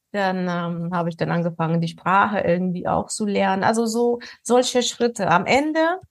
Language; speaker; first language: German; non-native, fluent; Amharic